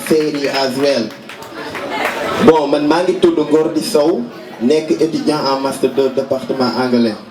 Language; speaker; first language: Wolof; non-native, local second language; Fula